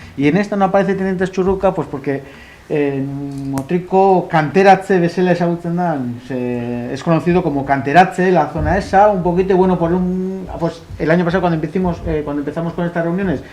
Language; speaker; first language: Spanish; non-native, local second language; Basque